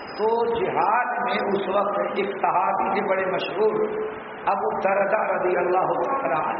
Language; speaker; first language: Urdu; native; Urdu